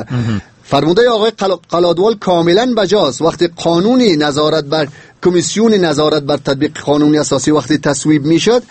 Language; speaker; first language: Persian; native; Persian